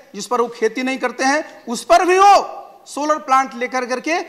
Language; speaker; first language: Hindi; native; Hindi